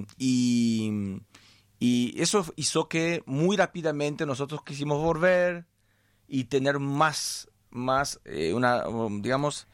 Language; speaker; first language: Spanish; non-native, fluent; French